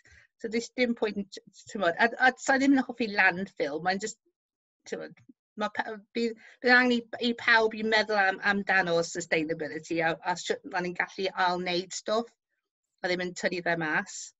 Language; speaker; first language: Welsh; non-native, local second language; English